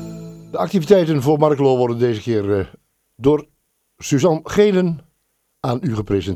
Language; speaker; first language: Dutch; native; Dutch